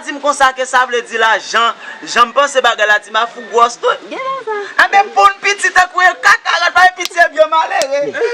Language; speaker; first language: Haitian Creole; native; Haitian Creole